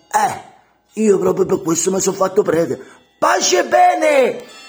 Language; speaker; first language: Italian; native; Italian